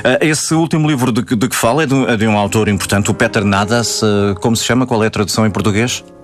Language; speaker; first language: Portuguese; native; Portuguese